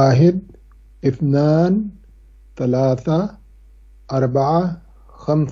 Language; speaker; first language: Arabic; non-native, learner; Urdu